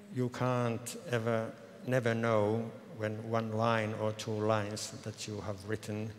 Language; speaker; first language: English; non-native, fluent; Finnish